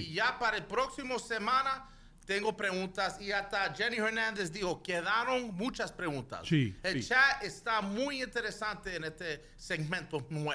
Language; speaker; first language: Spanish; early bilingual, heritage; Spanish